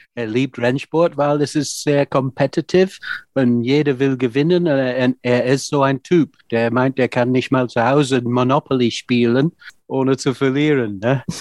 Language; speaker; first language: German; non-native, fluent; English